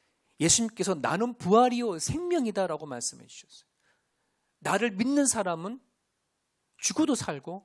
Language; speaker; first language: Korean; native; Korean